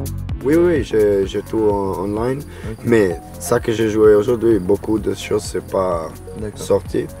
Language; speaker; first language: French; non-native, learner; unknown